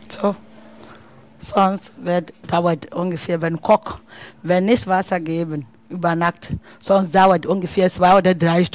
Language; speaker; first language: German; non-native, learner; Akan